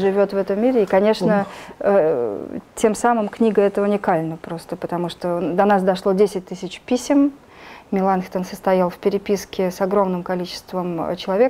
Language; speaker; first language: Russian; native; Russian